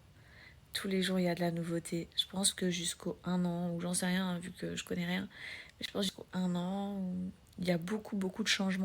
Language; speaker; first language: French; native; French